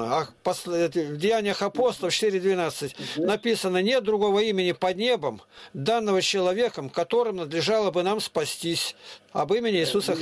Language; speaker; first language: Russian; native; Russian